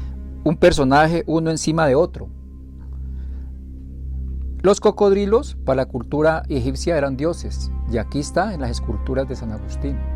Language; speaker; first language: Spanish; native; Spanish